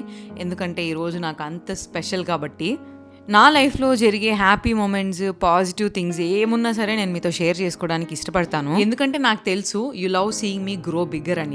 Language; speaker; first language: Telugu; native; Telugu